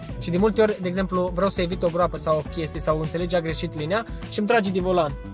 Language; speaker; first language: Romanian; early bilingual, heritage; Romanian